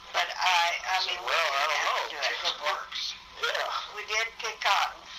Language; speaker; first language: English; native; English